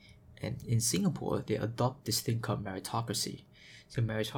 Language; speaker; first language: English; native; English